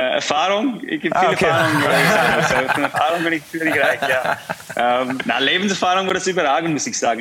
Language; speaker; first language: German; non-native, fluent; English